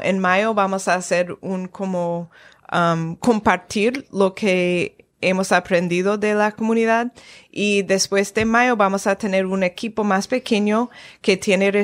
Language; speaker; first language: Spanish; non-native, fluent; English